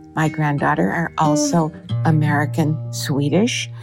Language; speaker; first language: English; native; English